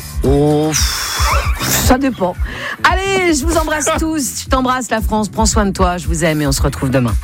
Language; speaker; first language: French; native; French